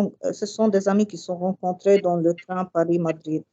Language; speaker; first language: French; non-native, local second language; Arabic